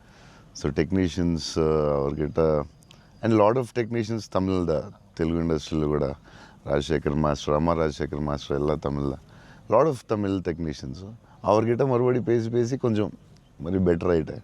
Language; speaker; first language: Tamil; non-native, local second language; Telugu